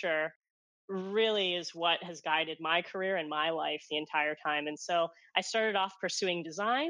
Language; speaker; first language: English; non-native, local second language; Cantonese